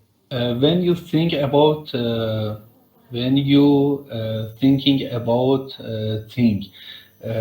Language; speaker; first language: English; non-native, learner; Persian